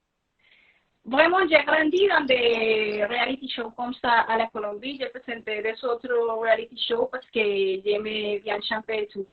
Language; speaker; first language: French; non-native, fluent; Spanish